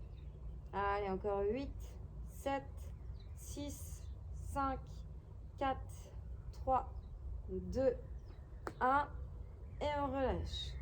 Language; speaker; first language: French; native; French